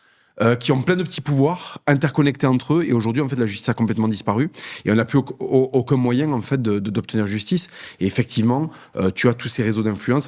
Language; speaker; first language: French; native; French